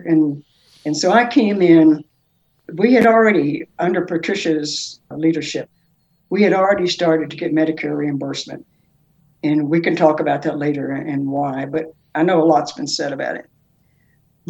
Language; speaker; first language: English; native; English